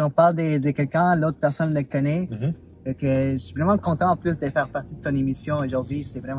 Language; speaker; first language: French; non-native, fluent; Spanish